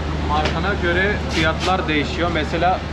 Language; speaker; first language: Turkish; non-native, fluent; Bangla